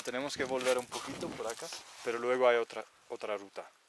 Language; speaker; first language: Spanish; non-native, fluent; English